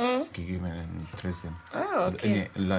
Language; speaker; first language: German; non-native, learner; Arabic